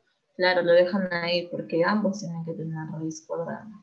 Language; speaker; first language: Spanish; native; Spanish